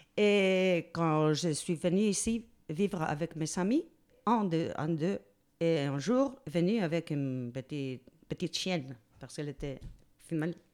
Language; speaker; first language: French; non-native, fluent; Spanish